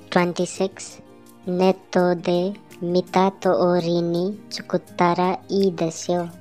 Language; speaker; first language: Japanese; non-native, learner; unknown